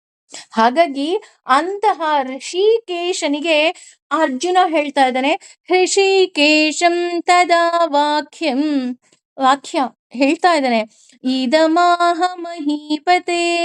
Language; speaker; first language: Kannada; native; Kannada